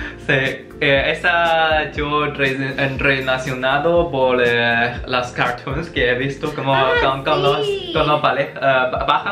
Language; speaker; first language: Spanish; non-native, learner; Chinese